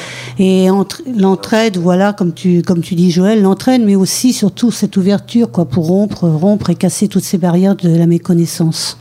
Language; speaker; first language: French; native; French